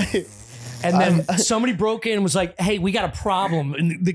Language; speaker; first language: English; native; English